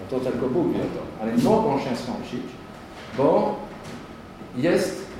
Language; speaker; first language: Polish; non-native, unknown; French